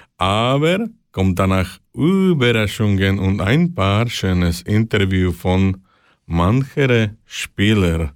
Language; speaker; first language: German; non-native, learner; Slovak